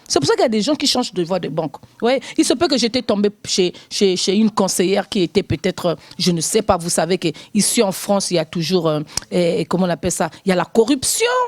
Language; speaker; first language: French; non-native, local second language; Lingala